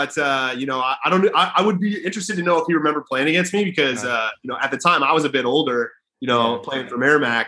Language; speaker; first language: English; native; English